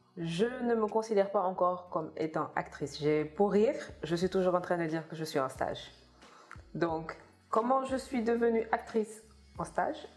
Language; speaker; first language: French; non-native, local second language; Kabuverdianu